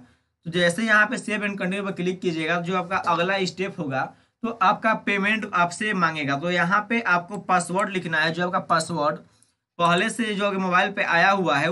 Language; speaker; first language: Hindi; native; Hindi